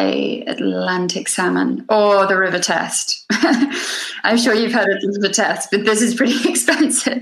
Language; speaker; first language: English; native; English